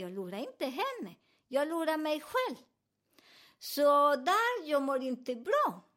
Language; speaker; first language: Swedish; non-native, fluent; Spanish